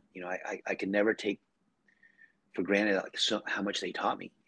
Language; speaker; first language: English; native; English